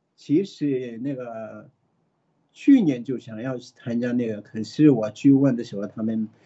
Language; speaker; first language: Chinese; early bilingual, other home language; Tibetan